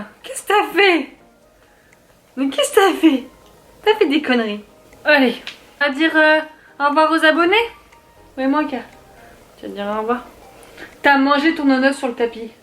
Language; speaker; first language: French; native; French